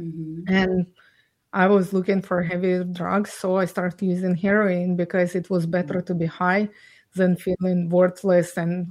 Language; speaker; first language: English; non-native, fluent; Ukrainian